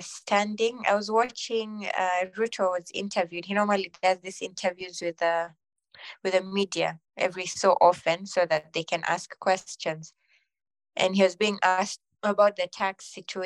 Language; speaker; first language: English; non-native, local second language; Swahili